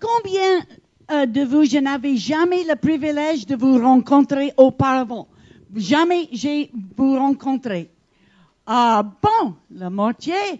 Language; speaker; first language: French; non-native, learner; English